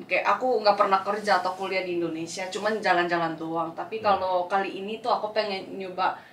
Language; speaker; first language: Indonesian; non-native, fluent; Korean